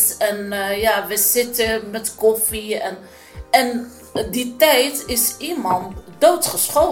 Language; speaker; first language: Dutch; non-native, learner; Arabic